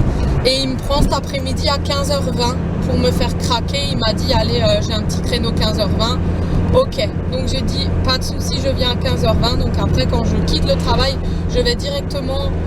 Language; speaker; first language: French; native; French